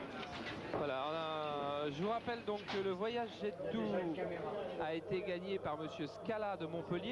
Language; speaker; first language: French; native; French